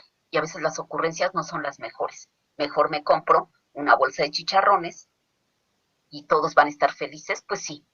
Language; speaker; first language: Spanish; native; Spanish